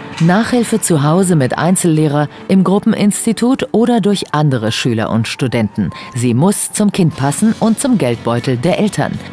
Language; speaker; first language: German; native; German